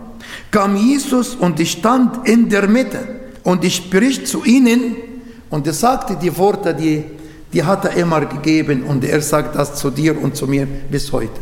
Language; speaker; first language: German; non-native, learner; Arabic